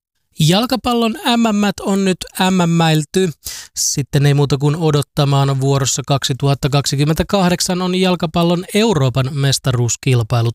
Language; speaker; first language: Finnish; native; Finnish